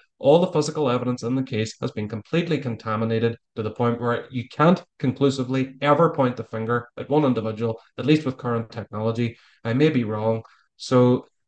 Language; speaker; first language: English; native; English